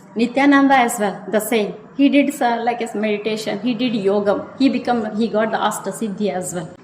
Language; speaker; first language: English; non-native, local second language; Telugu